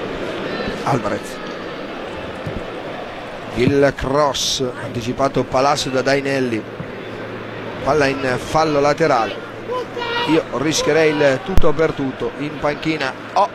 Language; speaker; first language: Italian; native; Italian